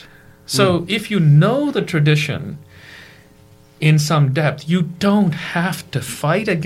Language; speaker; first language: English; non-native, local second language; Malayalam